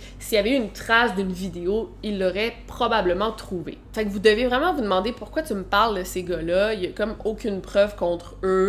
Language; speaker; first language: French; native; French